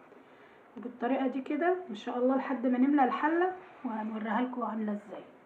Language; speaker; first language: Arabic; native; Arabic